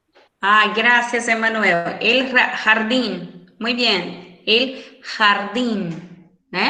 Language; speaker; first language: Spanish; non-native, fluent; Portuguese